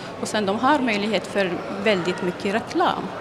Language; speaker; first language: Swedish; non-native, fluent; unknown